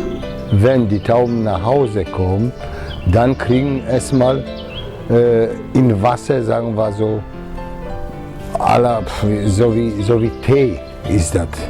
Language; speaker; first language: German; non-native, fluent; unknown